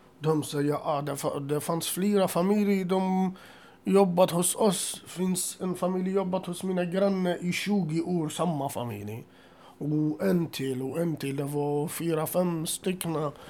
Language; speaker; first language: Swedish; non-native, learner; Assyrian Neo-Aramaic